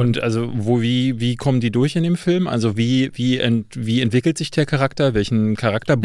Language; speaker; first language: German; native; German